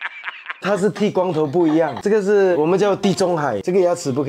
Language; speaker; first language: Chinese; native; Chinese